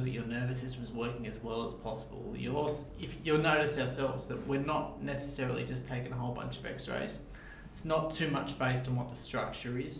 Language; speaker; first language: English; native; English